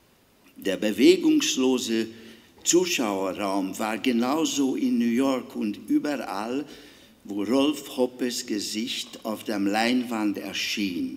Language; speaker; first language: German; non-native, fluent; Hungarian